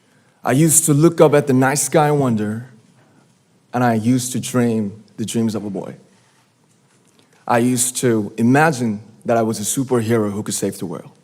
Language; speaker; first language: English; non-native, fluent; Korean